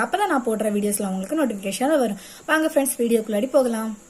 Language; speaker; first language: Tamil; native; Tamil